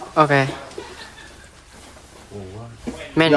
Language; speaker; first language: Finnish; non-native, learner; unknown